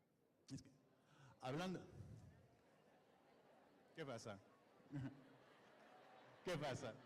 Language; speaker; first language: Spanish; non-native, fluent; French